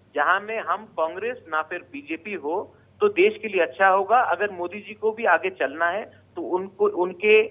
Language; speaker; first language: Hindi; non-native, local second language; Bangla